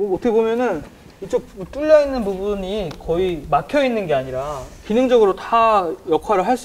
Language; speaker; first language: Korean; native; Korean